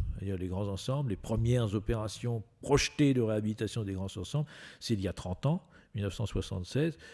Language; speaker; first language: French; native; French